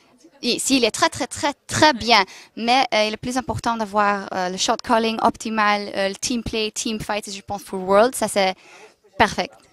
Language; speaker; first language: French; non-native, local second language; Dutch